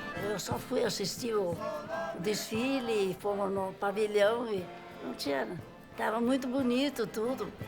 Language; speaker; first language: Portuguese; non-native, local second language; Italian